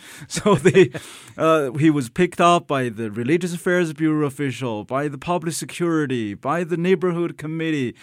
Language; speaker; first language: English; non-native, fluent; Chinese